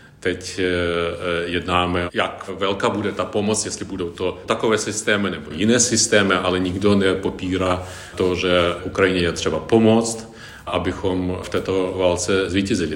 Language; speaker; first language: Czech; non-native, fluent; Ukrainian